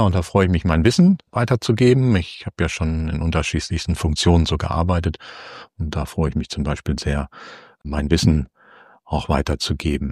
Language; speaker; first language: German; native; German